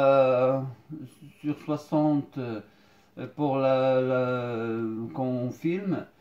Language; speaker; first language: French; non-native, fluent; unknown